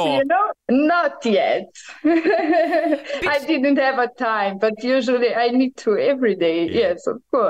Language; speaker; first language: English; non-native, learner; Croatian